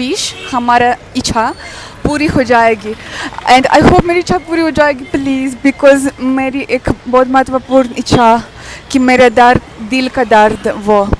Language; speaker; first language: Hindi; non-native, learner; Russian